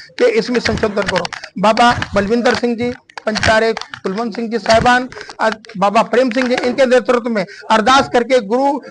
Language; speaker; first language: Hindi; non-native, local second language; Punjabi